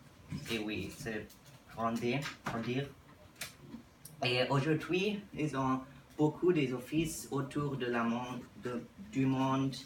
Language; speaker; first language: French; non-native, learner; English